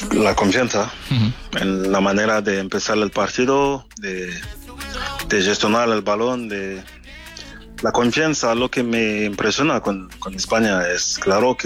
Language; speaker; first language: Spanish; non-native, fluent; French